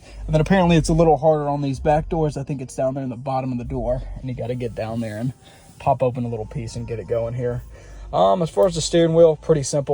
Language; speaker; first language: English; native; English